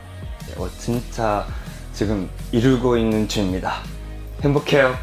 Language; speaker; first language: Korean; non-native, fluent; Japanese